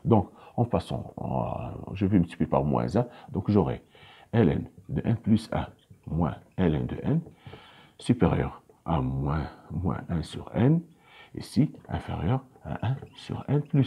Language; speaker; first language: French; non-native, local second language; Arabic